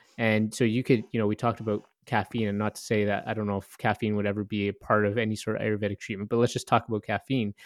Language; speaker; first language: English; native; English